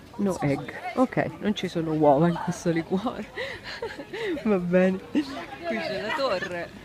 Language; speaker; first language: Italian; native; Italian